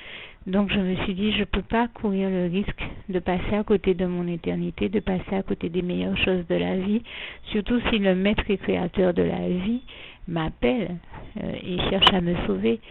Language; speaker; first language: French; native; French